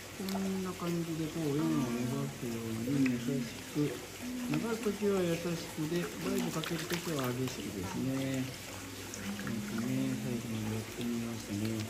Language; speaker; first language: Japanese; native; Japanese